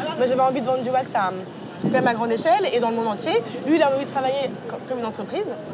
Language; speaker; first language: French; native; French